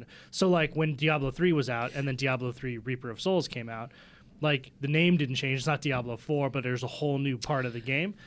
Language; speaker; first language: English; native; English